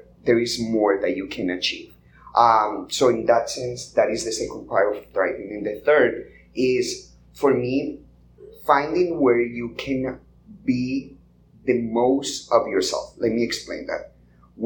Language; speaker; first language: English; non-native, fluent; Spanish